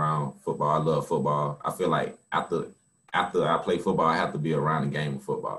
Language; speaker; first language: English; native; English